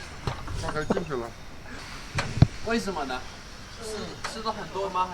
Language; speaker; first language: Chinese; non-native, fluent; Dutch